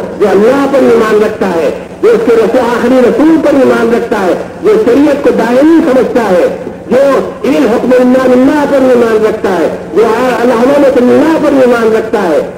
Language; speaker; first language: Urdu; native; Urdu